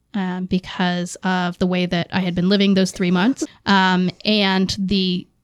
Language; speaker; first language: English; native; English